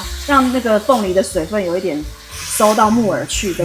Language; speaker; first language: Chinese; native; Chinese